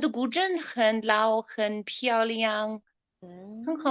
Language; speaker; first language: Chinese; non-native, learner; English